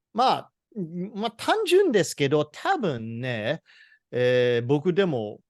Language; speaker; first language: Japanese; non-native, fluent; English